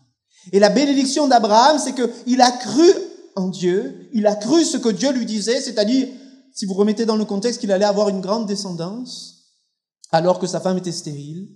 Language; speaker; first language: French; native; French